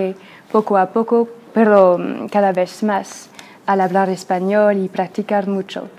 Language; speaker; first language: Spanish; non-native, fluent; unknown